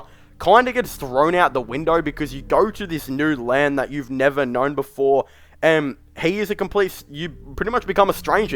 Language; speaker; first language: English; native; English